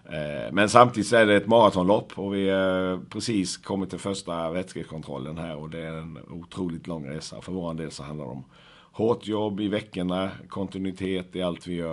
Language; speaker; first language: Swedish; native; Swedish